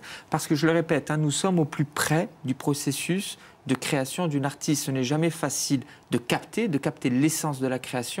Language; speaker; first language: French; native; French